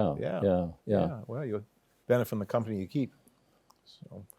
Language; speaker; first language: English; native; English